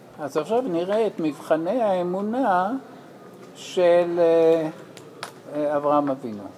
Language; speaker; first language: Hebrew; non-native, fluent; English